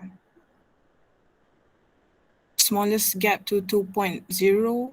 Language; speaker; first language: English; non-native, local second language; Malay